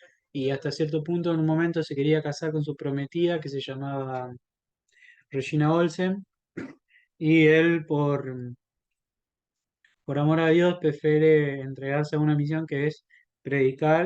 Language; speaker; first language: Spanish; native; Spanish